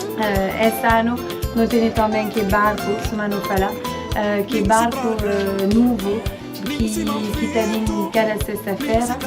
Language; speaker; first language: Portuguese; non-native, local second language; Upper Guinea Crioulo